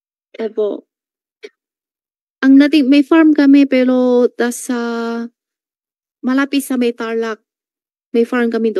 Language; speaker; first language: Filipino; non-native, learner; Chinese